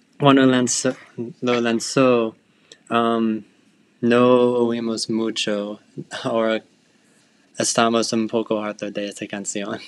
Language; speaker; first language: Spanish; non-native, learner; English